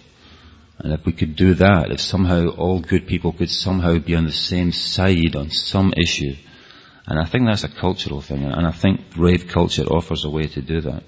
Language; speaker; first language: English; native; English